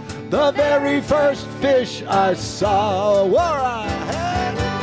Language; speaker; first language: English; native; English